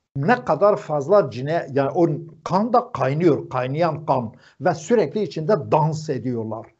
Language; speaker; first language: Turkish; non-native, local second language; Zaza